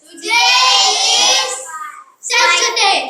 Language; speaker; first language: English; non-native, learner; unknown